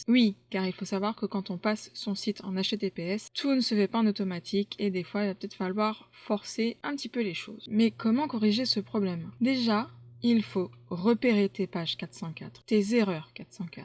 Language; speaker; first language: French; native; French